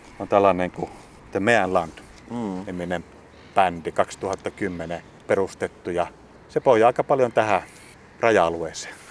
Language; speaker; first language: Finnish; native; Finnish